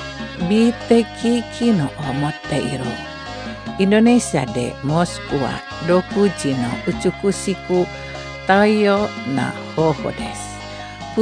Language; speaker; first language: Japanese; non-native, fluent; Indonesian